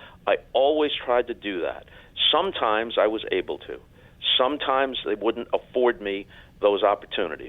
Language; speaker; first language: English; native; English